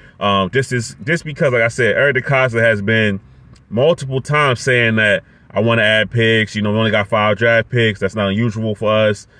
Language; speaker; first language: English; native; English